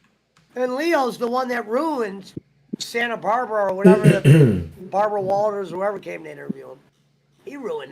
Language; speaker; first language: English; native; English